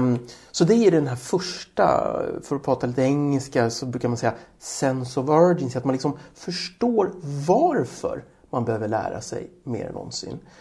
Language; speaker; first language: Swedish; native; Swedish